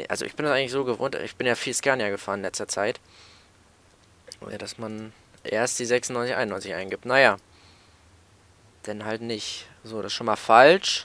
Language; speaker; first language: German; native; German